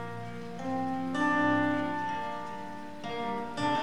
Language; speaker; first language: English; native; English